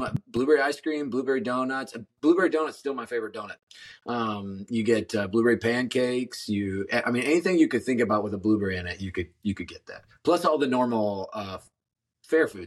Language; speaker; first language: English; native; English